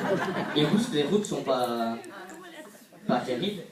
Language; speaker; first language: French; non-native, fluent; Portuguese